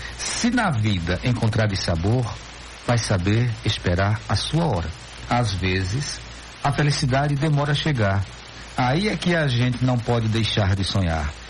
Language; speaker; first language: Portuguese; native; Portuguese